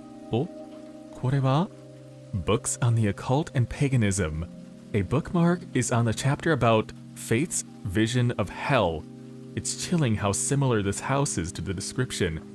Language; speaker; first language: English; native; English